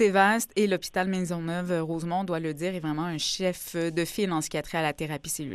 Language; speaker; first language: French; native; French